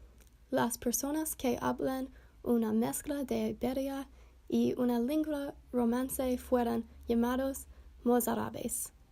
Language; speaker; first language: Spanish; non-native, learner; English